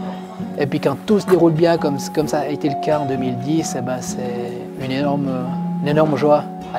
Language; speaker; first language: French; native; French